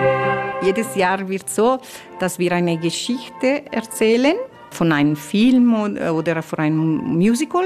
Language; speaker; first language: German; non-native, fluent; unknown